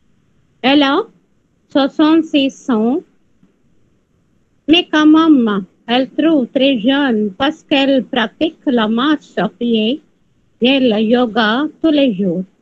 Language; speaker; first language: French; non-native, learner; Tamil